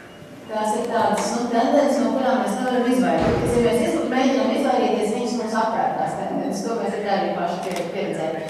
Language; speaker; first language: Latvian; native; Latvian